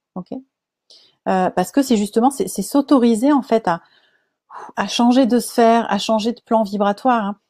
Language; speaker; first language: French; native; French